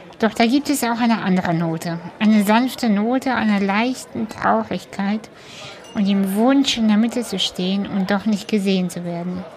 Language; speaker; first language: German; early bilingual, other home language; Russian